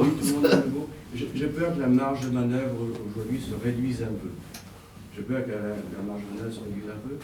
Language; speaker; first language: French; native; French